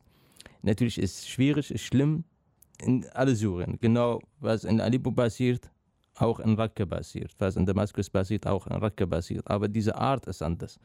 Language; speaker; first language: German; non-native, learner; Arabic